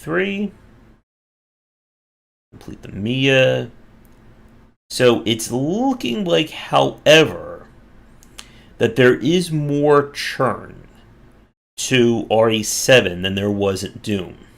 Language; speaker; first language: English; native; English